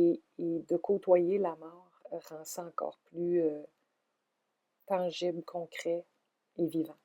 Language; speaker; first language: French; native; French